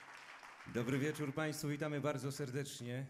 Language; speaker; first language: Polish; native; Polish